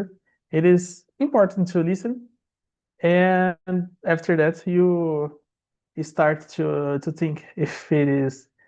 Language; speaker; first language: English; non-native, learner; Portuguese